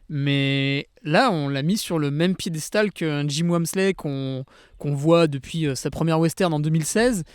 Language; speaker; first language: French; native; French